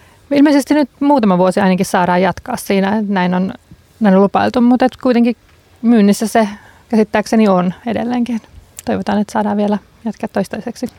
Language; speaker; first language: Finnish; native; Finnish